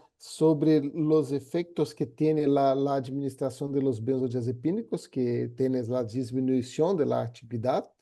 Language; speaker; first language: Spanish; non-native, fluent; Portuguese